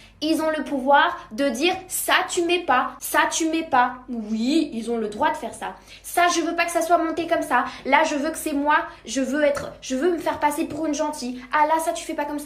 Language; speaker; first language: French; native; French